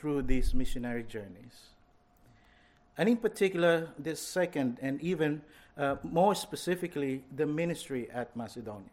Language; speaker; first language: English; non-native, local second language; Filipino